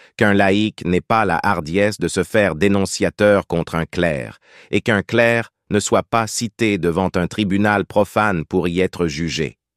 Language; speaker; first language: French; native; French